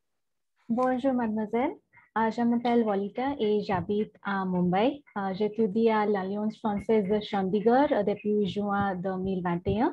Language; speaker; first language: French; non-native, learner; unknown